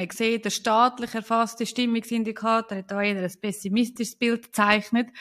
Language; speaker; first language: German; native; German